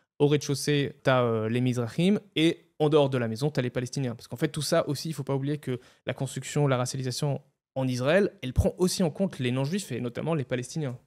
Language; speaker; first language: French; non-native, fluent; Hebrew